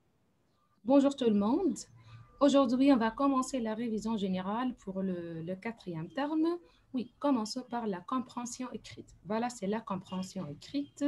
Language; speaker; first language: French; non-native, fluent; Arabic